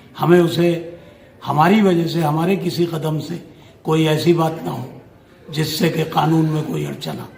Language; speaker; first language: Urdu; native; Urdu